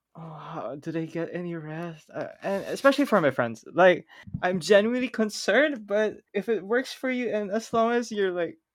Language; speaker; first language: English; non-native, local second language; Filipino